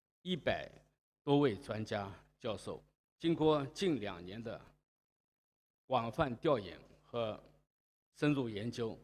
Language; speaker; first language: Chinese; native; Chinese